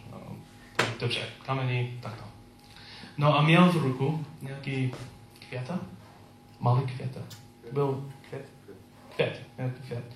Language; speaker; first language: Czech; non-native, learner; English